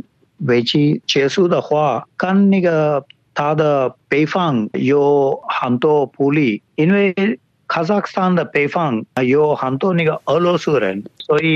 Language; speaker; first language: Chinese; non-native, fluent; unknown